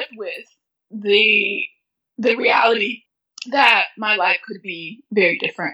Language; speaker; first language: English; native; English